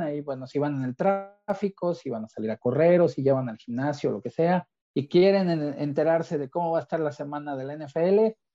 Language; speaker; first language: Spanish; native; Spanish